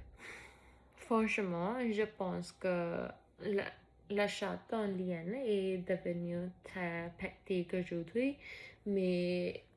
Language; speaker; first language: French; non-native, learner; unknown